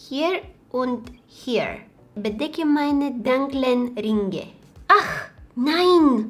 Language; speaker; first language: German; non-native, learner; Bulgarian